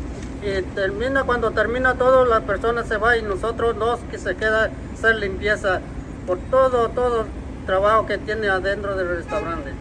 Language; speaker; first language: Spanish; non-native, local second language; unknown